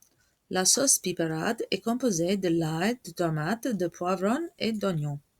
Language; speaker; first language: French; non-native, fluent; English